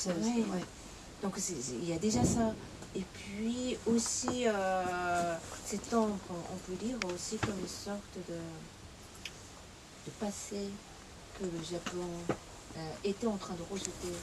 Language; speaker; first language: French; non-native, fluent; Japanese